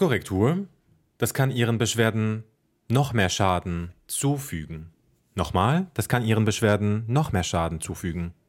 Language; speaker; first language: German; non-native, fluent; Arabic